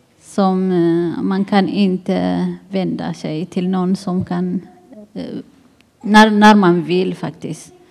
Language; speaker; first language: Swedish; non-native, learner; Tigrinya